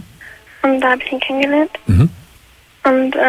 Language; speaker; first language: German; early bilingual, other home language; Arabic